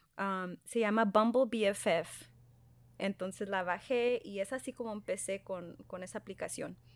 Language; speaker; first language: Spanish; early bilingual, heritage; Spanish